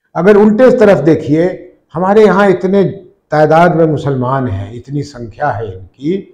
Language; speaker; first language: Hindi; native; Hindi